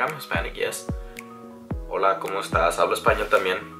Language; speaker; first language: Spanish; early bilingual, heritage; Spanish